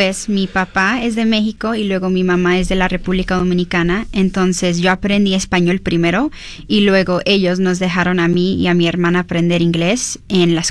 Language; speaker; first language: Spanish; early bilingual, heritage; Spanish